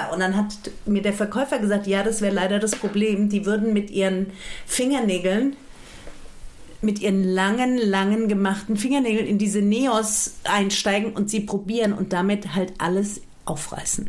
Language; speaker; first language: German; native; German